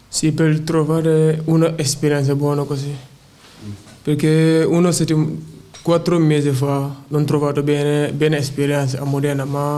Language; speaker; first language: Italian; non-native, learner; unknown